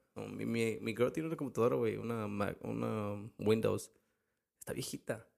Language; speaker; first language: Spanish; early bilingual, heritage; Spanish